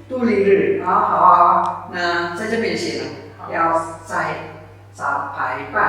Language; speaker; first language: Chinese; non-native, fluent; Sinhala